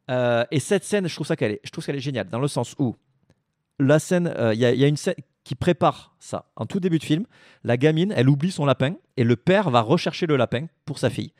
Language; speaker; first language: French; native; French